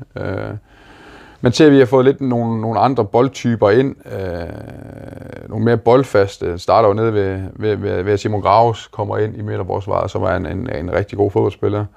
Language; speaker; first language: Danish; native; Danish